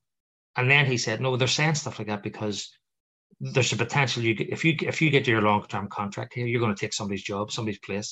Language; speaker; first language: English; native; English